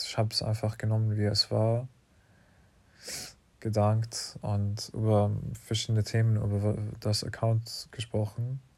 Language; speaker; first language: German; non-native, learner; English